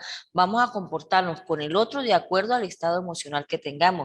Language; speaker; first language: Spanish; native; Spanish